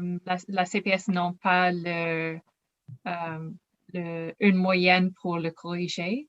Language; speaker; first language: French; non-native, learner; English